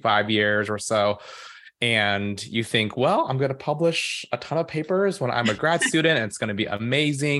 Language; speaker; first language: English; native; English